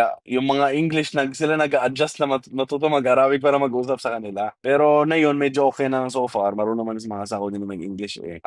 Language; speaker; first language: Filipino; non-native, fluent; Arabic